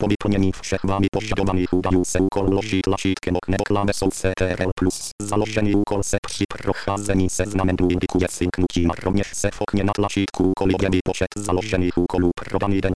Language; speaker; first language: Czech; native; Czech